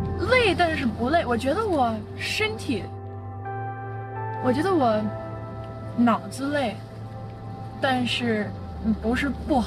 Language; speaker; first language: Chinese; early bilingual, heritage; English